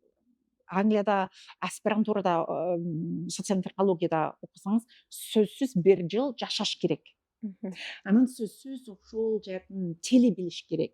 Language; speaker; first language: Kyrgyz; non-native, fluent; English